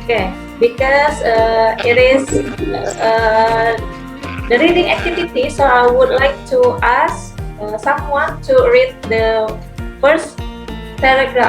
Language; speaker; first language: English; non-native, fluent; Indonesian